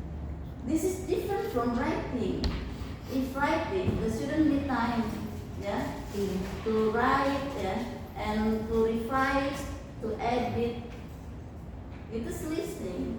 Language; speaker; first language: English; non-native, fluent; Indonesian